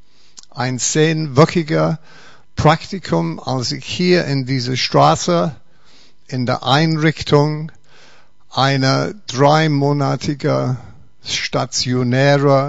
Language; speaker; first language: German; non-native, fluent; English